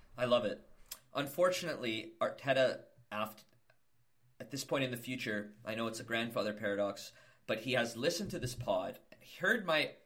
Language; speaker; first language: English; native; English